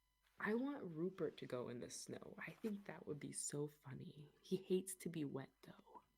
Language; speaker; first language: English; native; English